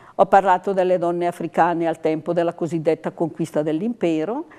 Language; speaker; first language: Italian; native; Italian